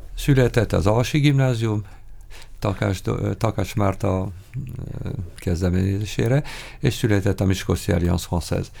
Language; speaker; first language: Hungarian; non-native, fluent; French